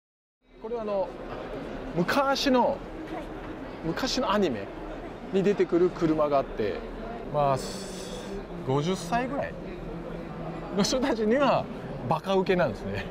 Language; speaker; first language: Japanese; native; Japanese